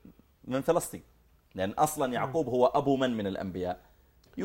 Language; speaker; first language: Arabic; native; Arabic